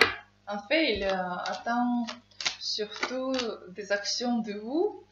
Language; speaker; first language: French; non-native, learner; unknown